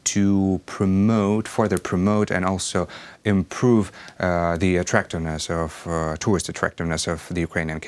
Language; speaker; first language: English; non-native, fluent; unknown